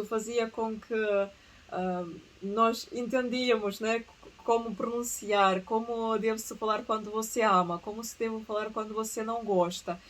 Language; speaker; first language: Portuguese; early bilingual, other home language; Russian